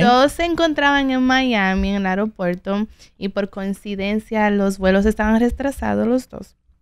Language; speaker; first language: Spanish; native; Spanish